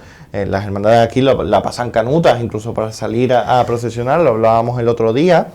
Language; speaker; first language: Spanish; native; Spanish